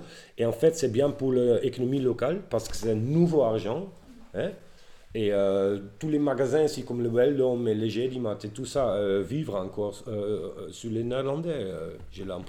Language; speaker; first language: French; non-native, learner; Dutch